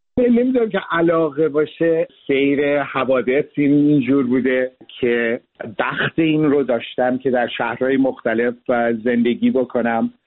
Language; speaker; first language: Persian; early bilingual, heritage; Persian